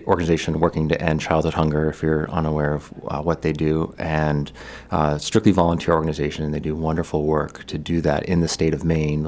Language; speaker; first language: English; native; English